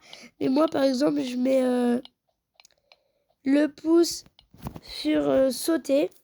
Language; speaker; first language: French; native; French